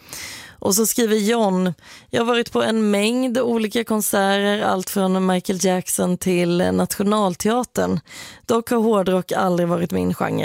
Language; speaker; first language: Swedish; native; Swedish